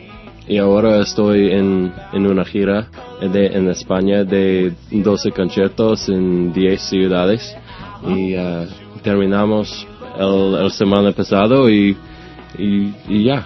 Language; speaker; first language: Spanish; non-native, learner; English